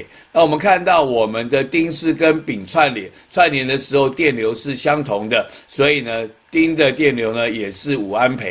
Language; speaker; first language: Chinese; native; Chinese